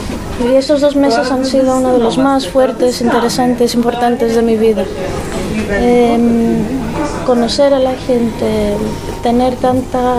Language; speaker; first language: Spanish; non-native, fluent; Greek